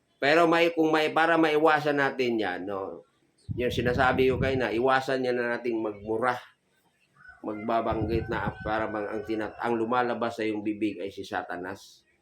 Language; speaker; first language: Filipino; native; Filipino